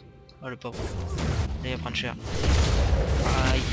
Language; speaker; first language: French; native; French